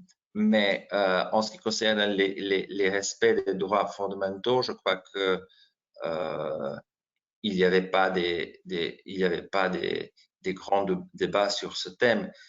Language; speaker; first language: French; non-native, fluent; Slovenian